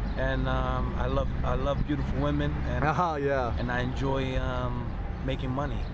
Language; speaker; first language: English; native; English